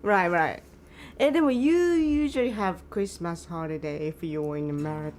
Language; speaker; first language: English; non-native, learner; Japanese